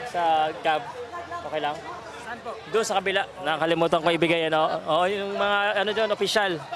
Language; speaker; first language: Filipino; non-native, local second language; Cebuano